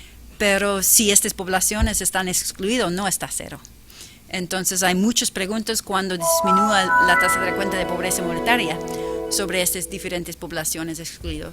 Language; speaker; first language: Spanish; non-native, fluent; English